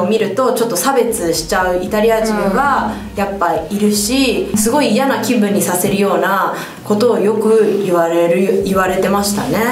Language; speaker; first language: Japanese; early bilingual, heritage; Japanese